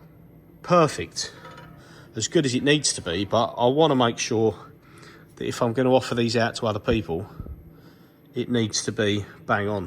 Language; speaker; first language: English; native; English